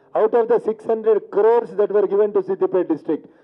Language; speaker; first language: English; non-native, local second language; Telugu